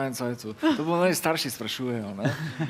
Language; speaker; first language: Slovenian; native; Slovenian